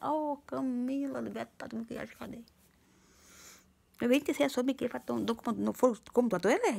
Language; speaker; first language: Swedish; non-native, learner; Portuguese